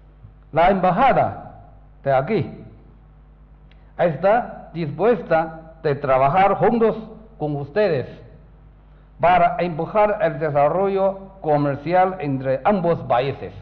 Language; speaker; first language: Spanish; non-native, learner; Chinese